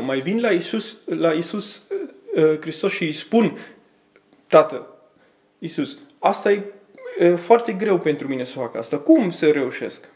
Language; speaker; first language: Romanian; early bilingual, heritage; Romanian